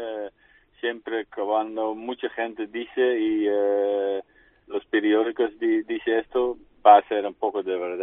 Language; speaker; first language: Spanish; non-native, fluent; Dutch